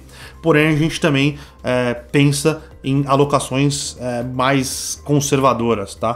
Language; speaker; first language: Portuguese; native; Portuguese